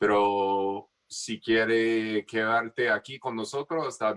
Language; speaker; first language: Spanish; non-native, fluent; English